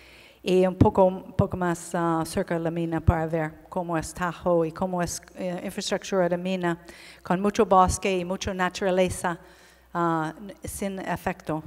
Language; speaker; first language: Spanish; non-native, learner; English